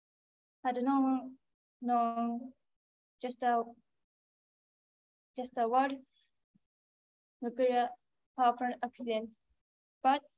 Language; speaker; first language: English; non-native, learner; Japanese